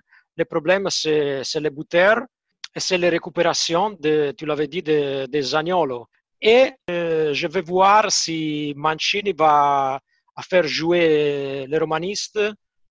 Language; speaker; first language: French; non-native, fluent; Italian